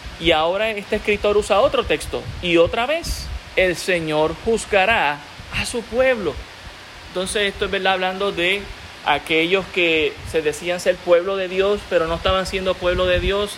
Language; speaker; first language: Spanish; native; Spanish